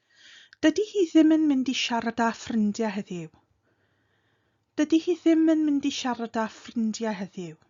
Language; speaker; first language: Welsh; non-native, fluent; English